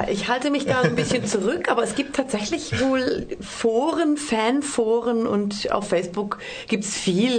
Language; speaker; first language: German; native; German